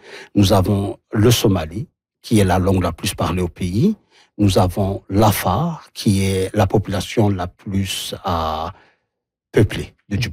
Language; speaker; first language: French; non-native, local second language; Somali